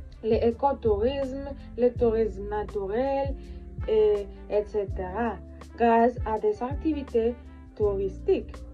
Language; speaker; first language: French; non-native, learner; Spanish